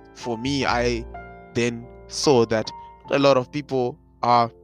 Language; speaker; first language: English; non-native, local second language; Shona